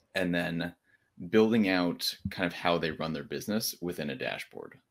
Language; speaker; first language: English; native; English